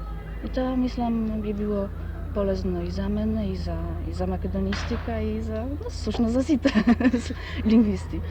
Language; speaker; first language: Macedonian; non-native, fluent; Polish